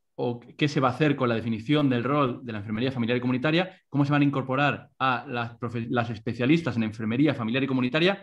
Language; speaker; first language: Spanish; native; Spanish